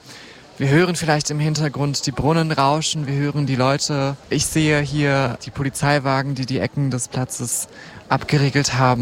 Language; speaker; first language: German; native; German